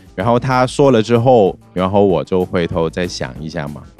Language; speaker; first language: Chinese; non-native, local second language; Cantonese